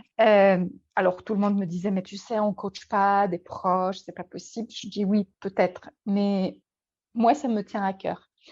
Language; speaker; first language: French; non-native, fluent; Polish